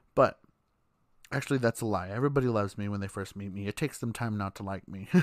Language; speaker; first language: English; native; English